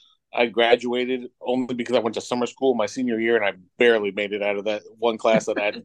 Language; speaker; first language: English; native; English